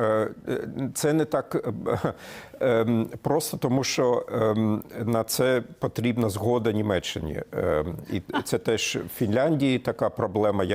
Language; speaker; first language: Ukrainian; non-native, fluent; German